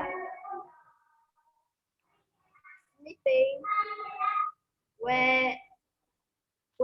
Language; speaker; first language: English; non-native, learner; Vietnamese